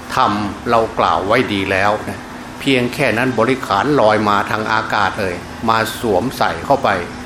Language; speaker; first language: Thai; non-native, local second language; Northeastern Thai